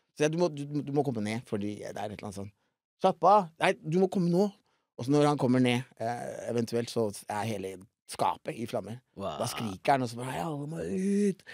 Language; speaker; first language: Norwegian; early bilingual, other home language; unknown